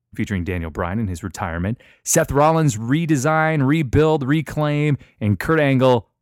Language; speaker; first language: English; native; English